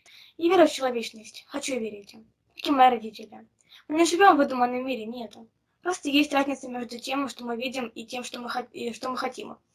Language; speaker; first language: Russian; native; Russian